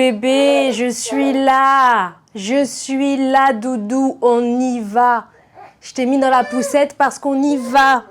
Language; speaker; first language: French; native; French